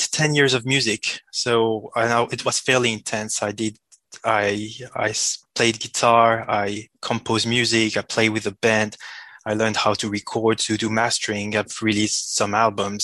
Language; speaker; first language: English; non-native, fluent; French